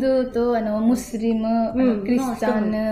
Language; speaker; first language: Japanese; non-native, learner; Nepali